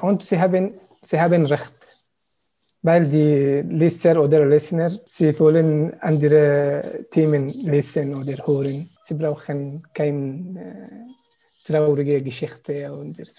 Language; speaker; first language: German; non-native, learner; Arabic